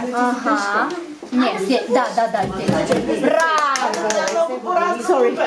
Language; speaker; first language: Russian; non-native, local second language; Romanian